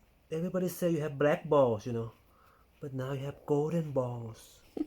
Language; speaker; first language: English; non-native, fluent; Thai